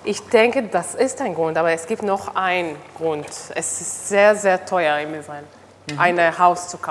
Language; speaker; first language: German; non-native, learner; Hebrew